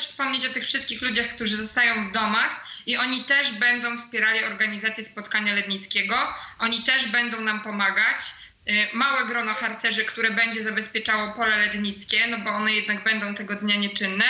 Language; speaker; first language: Polish; native; Polish